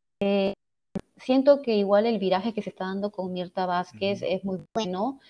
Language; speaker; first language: Spanish; native; Spanish